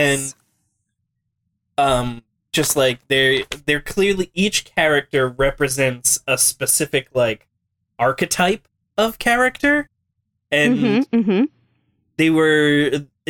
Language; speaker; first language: English; native; English